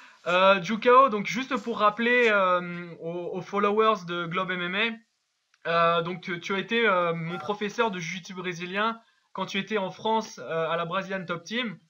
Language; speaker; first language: French; native; French